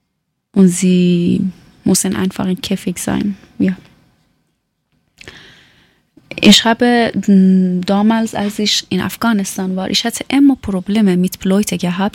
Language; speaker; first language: German; non-native, learner; Persian